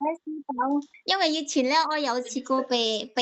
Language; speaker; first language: Cantonese; non-native, learner; Indonesian